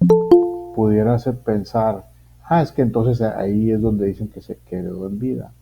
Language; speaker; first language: Spanish; native; Spanish